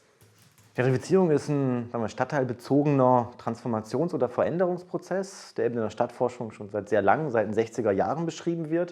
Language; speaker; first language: German; native; German